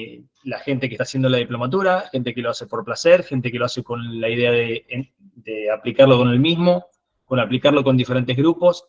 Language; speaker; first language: Spanish; native; Spanish